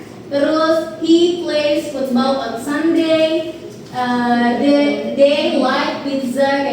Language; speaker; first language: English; non-native, learner; Indonesian